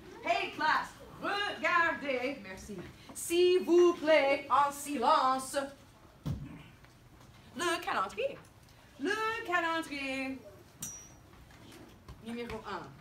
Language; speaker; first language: French; non-native, fluent; English